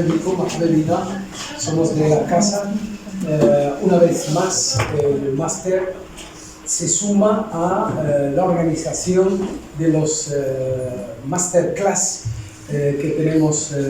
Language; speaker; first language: Spanish; non-native, fluent; Arabic